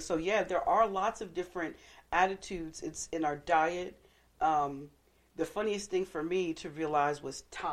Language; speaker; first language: English; native; English